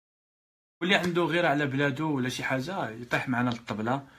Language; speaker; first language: Arabic; native; Arabic